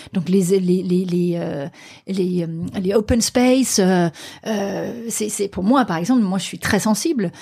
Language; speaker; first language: French; non-native, fluent; Danish